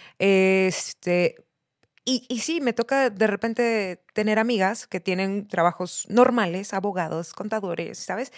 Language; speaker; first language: Spanish; native; Spanish